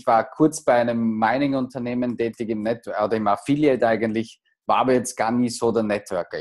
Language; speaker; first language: German; native; German